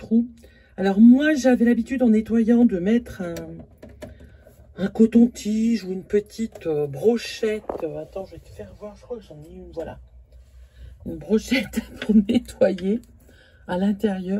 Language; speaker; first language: French; native; French